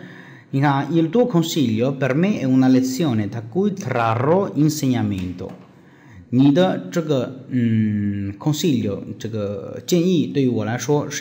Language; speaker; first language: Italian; non-native, fluent; Chinese